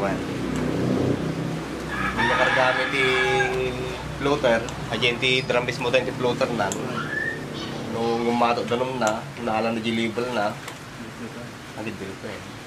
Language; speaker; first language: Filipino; non-native, local second language; Iloko